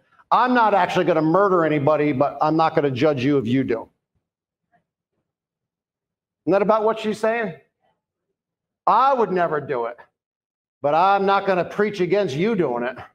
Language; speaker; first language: English; native; English